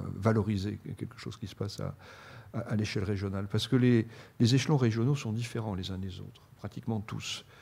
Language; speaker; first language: French; native; French